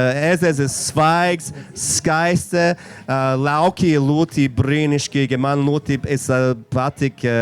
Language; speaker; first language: Latvian; non-native, learner; English